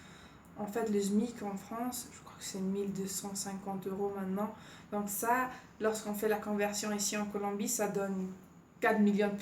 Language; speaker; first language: French; non-native, fluent; Spanish